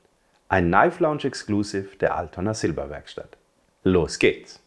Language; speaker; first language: German; native; German